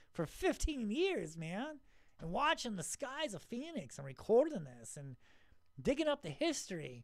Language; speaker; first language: English; native; English